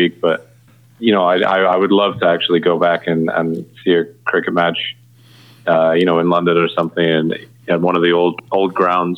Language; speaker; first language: English; native; English